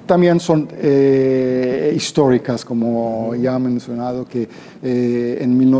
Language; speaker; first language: Spanish; non-native, fluent; Hebrew